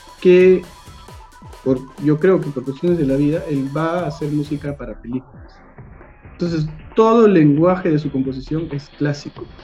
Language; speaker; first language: Spanish; native; Spanish